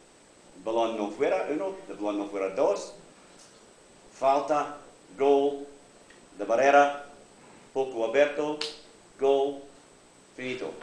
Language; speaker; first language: Spanish; non-native, learner; English